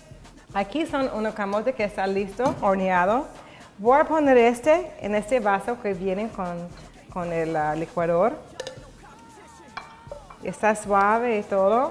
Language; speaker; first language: Spanish; non-native, learner; English